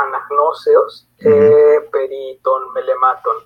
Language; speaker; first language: Greek; non-native, fluent; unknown